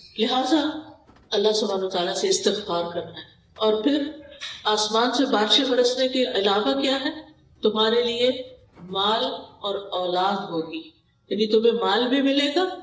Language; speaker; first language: Urdu; native; Urdu